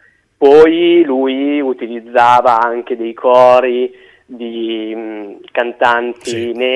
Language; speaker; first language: Italian; native; Italian